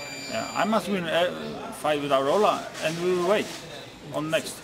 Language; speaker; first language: English; non-native, learner; Polish